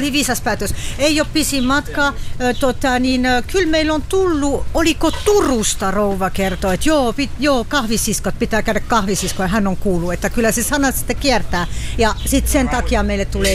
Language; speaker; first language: Finnish; non-native, fluent; French